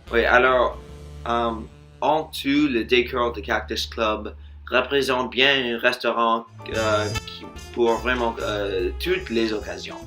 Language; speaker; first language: French; non-native, fluent; English